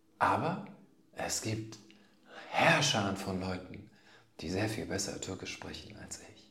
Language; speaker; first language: German; native; German